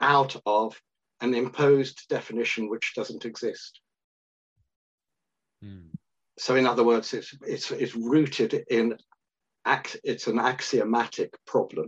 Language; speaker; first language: English; native; English